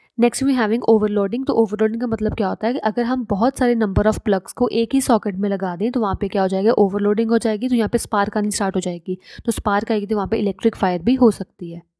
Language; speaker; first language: Hindi; native; Hindi